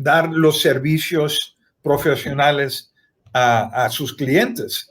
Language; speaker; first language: Spanish; early bilingual, heritage; Spanish